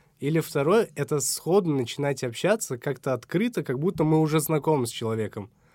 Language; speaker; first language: Russian; non-native, local second language; Uzbek